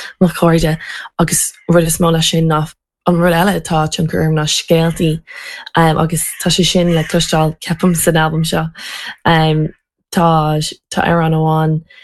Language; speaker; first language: Irish; non-native, local second language; English